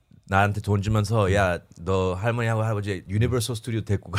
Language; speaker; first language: Korean; early bilingual, heritage; Korean